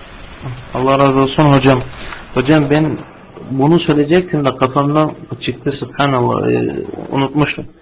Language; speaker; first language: Turkish; non-native, fluent; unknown